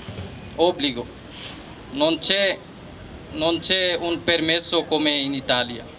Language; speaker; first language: Italian; non-native, learner; Bangla